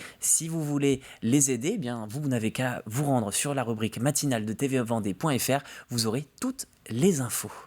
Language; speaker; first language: French; native; French